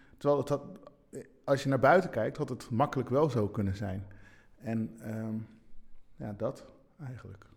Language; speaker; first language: Dutch; early bilingual, other home language; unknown